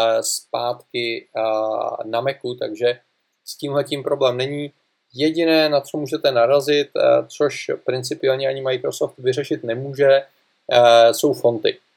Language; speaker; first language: Czech; native; Czech